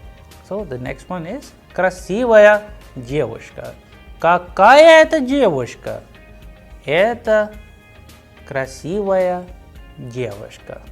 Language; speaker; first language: Russian; non-native, fluent; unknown